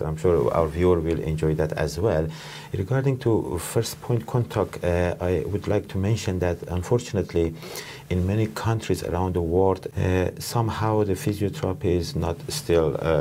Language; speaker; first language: English; non-native, fluent; Persian